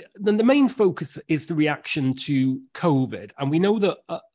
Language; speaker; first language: English; native; English